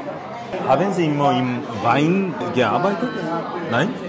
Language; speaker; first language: German; non-native, fluent; Korean